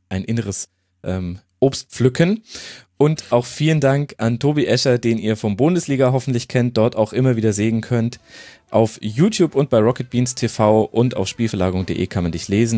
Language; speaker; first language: German; native; German